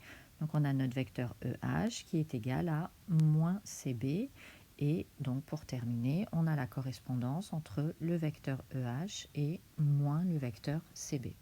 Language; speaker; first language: French; native; French